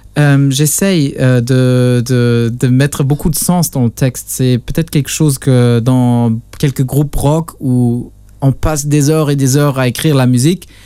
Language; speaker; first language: French; non-native, local second language; Luxembourgish